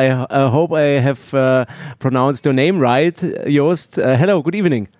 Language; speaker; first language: English; non-native, learner; German